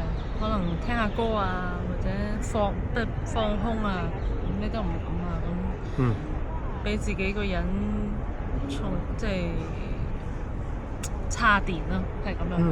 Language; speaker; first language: Cantonese; native; Cantonese